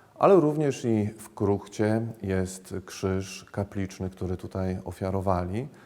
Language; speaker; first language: Polish; native; Polish